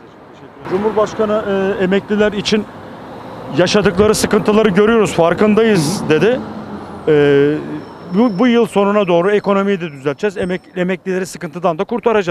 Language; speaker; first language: Turkish; native; Turkish